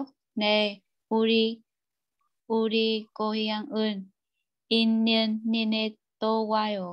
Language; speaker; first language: Korean; non-native, learner; Vietnamese